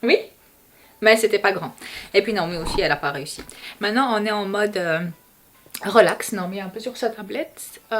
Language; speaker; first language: French; native; French